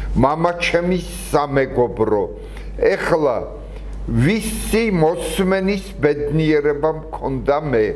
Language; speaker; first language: Georgian; non-native, local second language; Svan